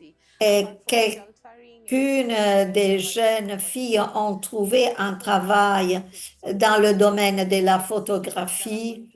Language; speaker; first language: French; non-native, fluent; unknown